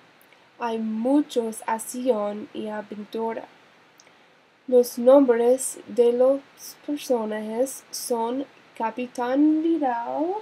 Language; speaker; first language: Spanish; non-native, learner; English